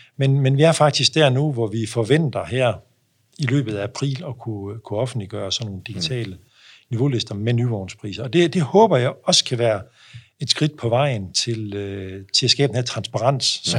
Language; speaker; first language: Danish; native; Danish